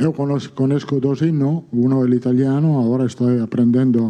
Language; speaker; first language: Portuguese; non-native, fluent; Italian